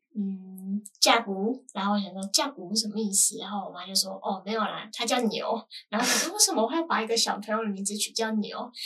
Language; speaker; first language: Chinese; native; Chinese